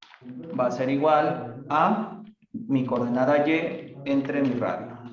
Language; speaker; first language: Spanish; native; Spanish